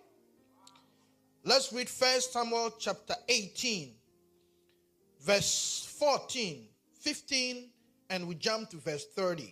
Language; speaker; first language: English; non-native, local second language; Akan